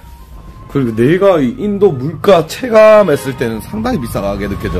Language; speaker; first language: Korean; native; Korean